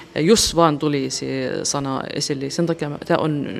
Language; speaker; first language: Finnish; non-native, fluent; Arabic